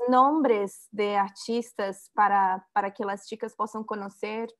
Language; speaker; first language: Spanish; non-native, learner; Portuguese